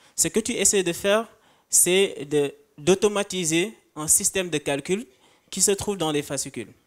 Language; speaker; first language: French; non-native, local second language; Wolof